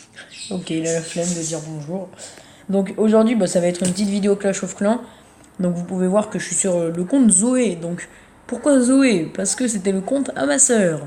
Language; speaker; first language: French; native; French